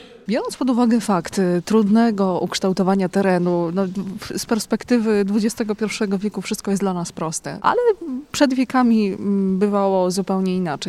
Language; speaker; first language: Polish; native; Polish